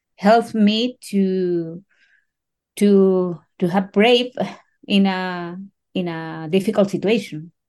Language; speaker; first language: English; non-native, learner; Spanish